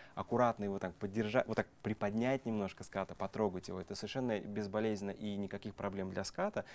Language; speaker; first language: Russian; native; Russian